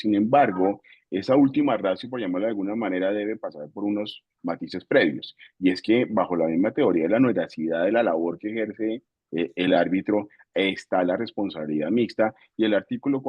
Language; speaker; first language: Spanish; native; Spanish